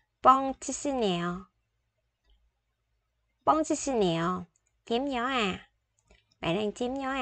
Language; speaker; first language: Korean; non-native, fluent; Vietnamese